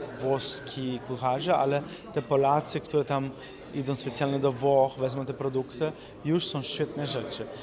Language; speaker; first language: Polish; non-native, fluent; Italian